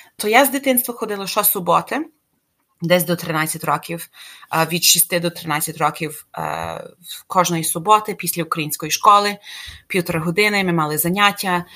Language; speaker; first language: Ukrainian; early bilingual, heritage; Ukrainian